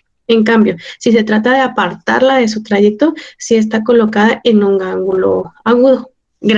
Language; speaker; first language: Spanish; native; Spanish